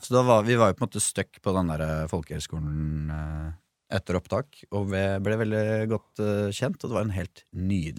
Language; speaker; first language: Norwegian; native; Norwegian